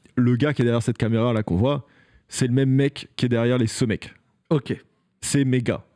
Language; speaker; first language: French; native; French